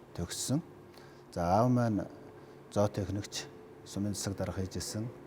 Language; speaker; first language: Mongolian; native; Mongolian